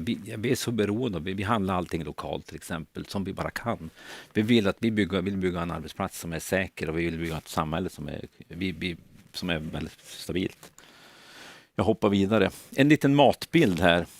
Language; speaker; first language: Swedish; native; Swedish